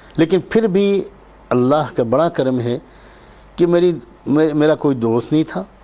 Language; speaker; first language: Urdu; native; Urdu